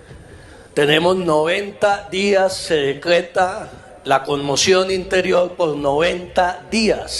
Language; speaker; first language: Spanish; native; Spanish